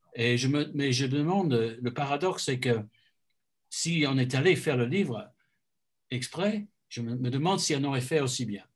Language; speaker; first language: French; non-native, fluent; English